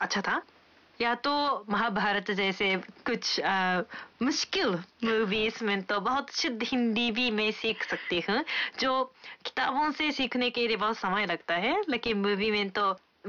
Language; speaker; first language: Hindi; non-native, fluent; Japanese